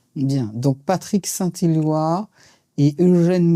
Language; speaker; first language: French; native; French